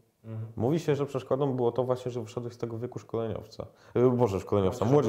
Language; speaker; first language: Polish; native; Polish